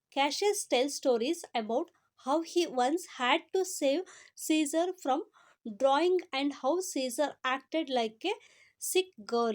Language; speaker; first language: English; non-native, local second language; Kannada